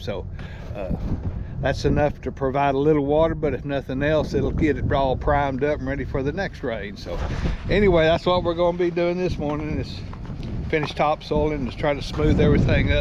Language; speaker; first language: English; native; English